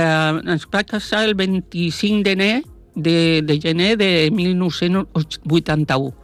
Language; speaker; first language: Catalan; non-native, local second language; Spanish